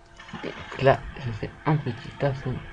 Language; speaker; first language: French; native; French